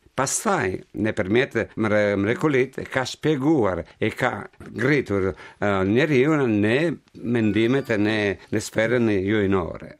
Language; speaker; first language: Albanian; non-native, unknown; Italian